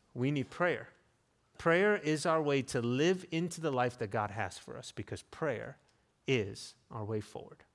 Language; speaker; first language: English; native; English